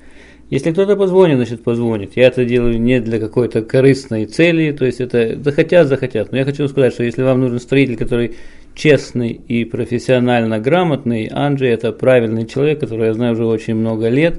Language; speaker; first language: Russian; native; Russian